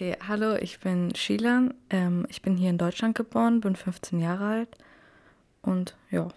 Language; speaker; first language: German; early bilingual, other home language; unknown